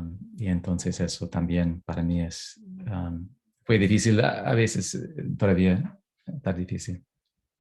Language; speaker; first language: Spanish; non-native, fluent; English